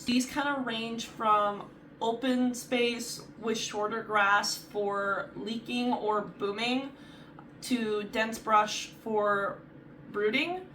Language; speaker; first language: English; native; English